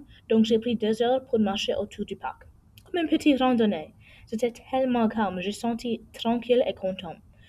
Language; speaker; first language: French; non-native, learner; English